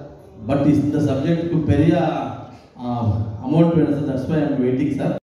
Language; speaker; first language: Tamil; non-native, learner; Kannada